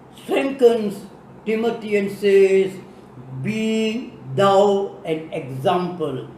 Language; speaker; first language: English; non-native, local second language; Tamil